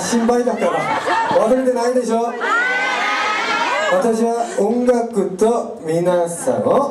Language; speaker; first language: Japanese; non-native, learner; Korean